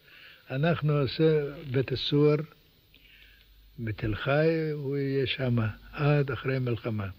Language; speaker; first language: Hebrew; non-native, learner; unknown